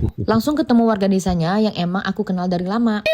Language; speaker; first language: Indonesian; native; Indonesian